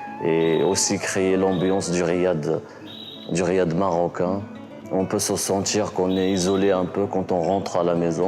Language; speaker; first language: French; non-native, local second language; Arabic